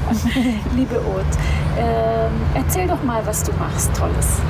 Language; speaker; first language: German; native; German